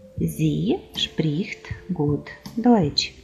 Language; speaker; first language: German; non-native, fluent; Ukrainian